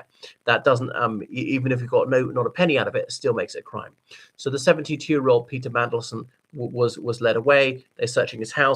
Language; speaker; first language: English; native; English